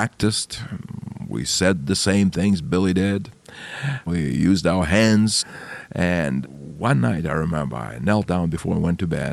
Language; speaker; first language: English; non-native, fluent; Russian